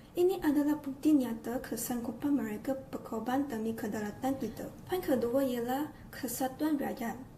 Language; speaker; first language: Malay; native; Malay